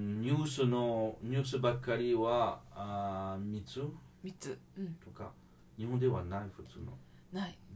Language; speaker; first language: Japanese; non-native, fluent; French